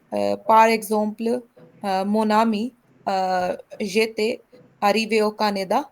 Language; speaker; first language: French; non-native, learner; Hindi